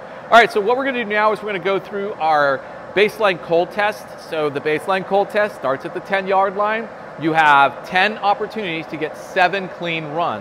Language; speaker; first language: English; native; English